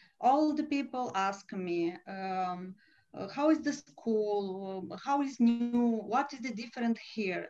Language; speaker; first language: English; non-native, learner; Romanian